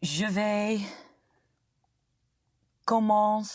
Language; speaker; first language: French; non-native, learner; English